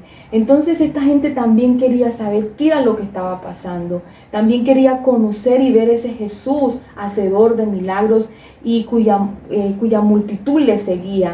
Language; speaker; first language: Spanish; native; Spanish